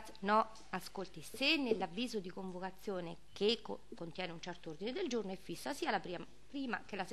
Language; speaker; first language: Italian; native; Italian